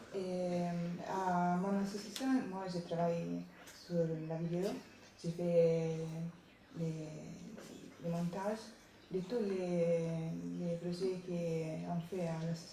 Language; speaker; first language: French; non-native, learner; Italian